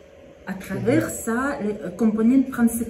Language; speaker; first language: French; non-native, learner; Russian